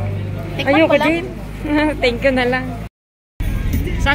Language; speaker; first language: Filipino; native; Filipino